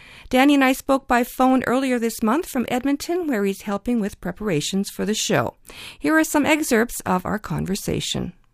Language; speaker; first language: English; early bilingual, other home language; Ukrainian